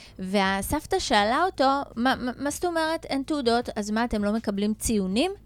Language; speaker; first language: Hebrew; native; Hebrew